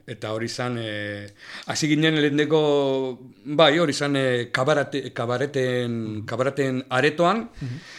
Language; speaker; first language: Basque; native; Basque